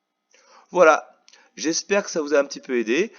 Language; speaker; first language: French; native; French